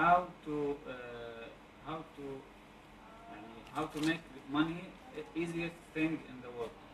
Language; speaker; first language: English; non-native, learner; Arabic